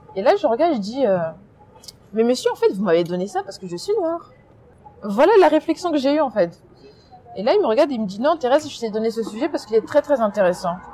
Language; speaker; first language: French; early bilingual, other home language; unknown